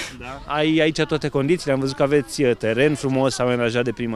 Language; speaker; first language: Romanian; native; Romanian